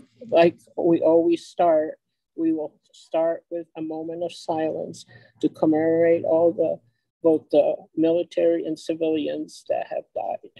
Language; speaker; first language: English; early bilingual, other home language; Ukrainian